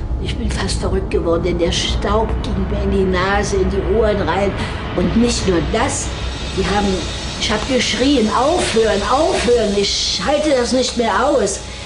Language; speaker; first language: German; native; German